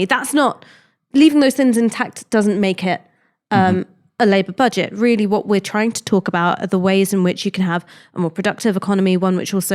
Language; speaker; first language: English; native; English